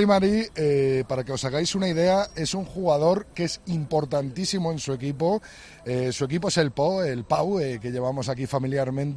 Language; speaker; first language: Spanish; native; Spanish